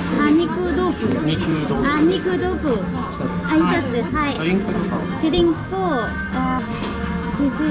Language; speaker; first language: Japanese; non-native, learner; Korean